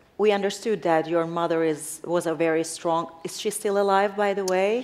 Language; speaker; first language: English; non-native, fluent; Turkish